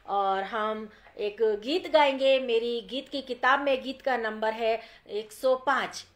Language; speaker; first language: Hindi; non-native, local second language; Gujarati